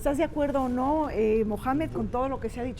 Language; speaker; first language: Spanish; native; Spanish